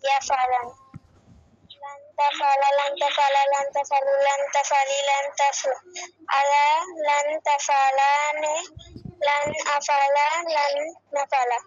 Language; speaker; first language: Arabic; non-native, learner; Bangla